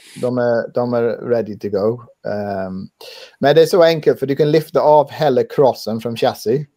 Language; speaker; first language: Swedish; non-native, fluent; English